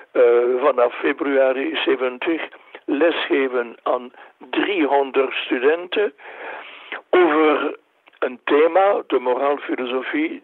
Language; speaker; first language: Dutch; non-native, local second language; French